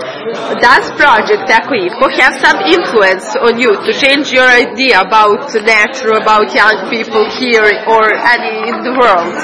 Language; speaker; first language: English; non-native, learner; Serbian